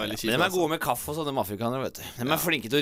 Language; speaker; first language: Norwegian; native; Norwegian